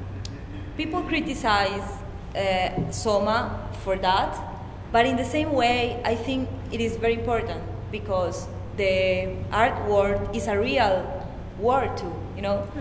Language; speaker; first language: English; non-native, learner; Spanish